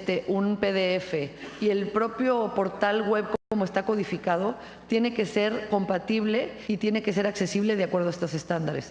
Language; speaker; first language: Spanish; native; Spanish